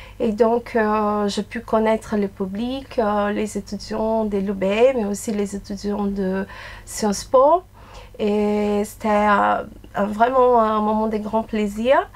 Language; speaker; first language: French; non-native, fluent; Portuguese